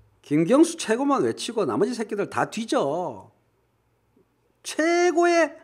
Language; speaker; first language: Korean; native; Korean